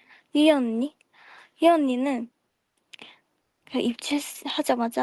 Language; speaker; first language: Korean; non-native, fluent; Japanese